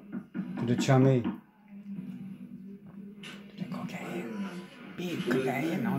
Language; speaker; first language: English; non-native, learner; French